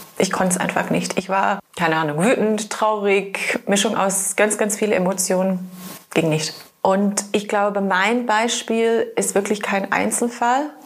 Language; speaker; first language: German; non-native, fluent; English